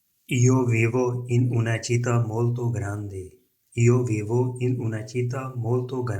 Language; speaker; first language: Italian; non-native, fluent; Urdu